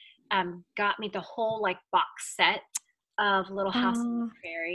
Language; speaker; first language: English; early bilingual, other home language; Filipino